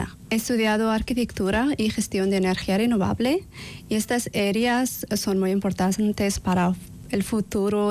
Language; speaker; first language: Spanish; non-native, learner; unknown